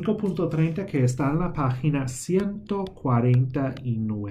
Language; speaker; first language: Spanish; non-native, fluent; English